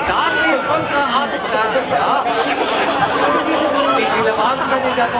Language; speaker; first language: German; native; German